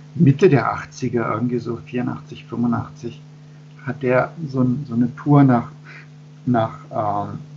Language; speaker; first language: German; native; German